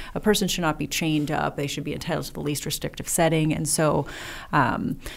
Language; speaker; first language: English; native; English